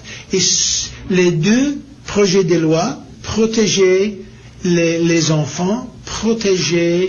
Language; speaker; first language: French; non-native, learner; English